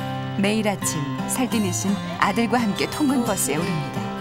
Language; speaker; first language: Korean; native; Korean